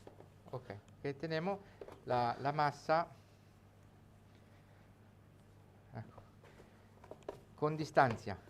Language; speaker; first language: Spanish; non-native, learner; Italian